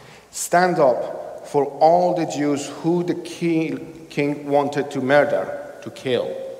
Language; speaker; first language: English; non-native, fluent; Persian